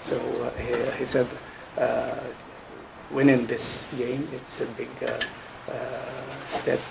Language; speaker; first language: English; non-native, learner; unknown